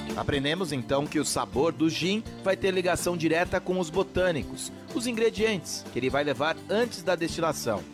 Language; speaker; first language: Portuguese; native; Portuguese